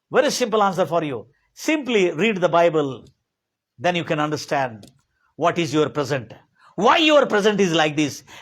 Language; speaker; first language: English; non-native, local second language; Kannada